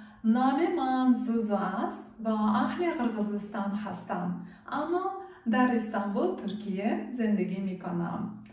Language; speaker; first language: Persian; non-native, fluent; Kyrgyz